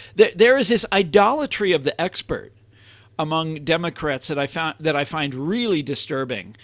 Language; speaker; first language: English; native; English